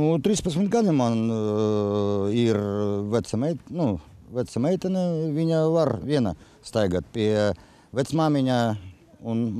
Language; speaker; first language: Latvian; non-native, local second language; Russian